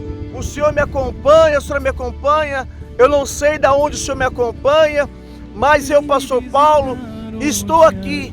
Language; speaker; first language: Portuguese; native; Portuguese